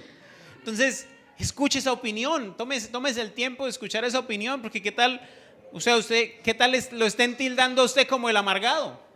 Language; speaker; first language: Spanish; native; Spanish